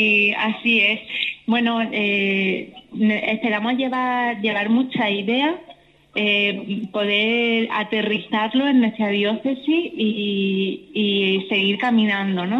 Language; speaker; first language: Spanish; native; Spanish